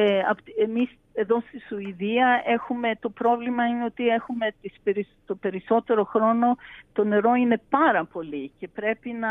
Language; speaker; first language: Greek; early bilingual, heritage; Greek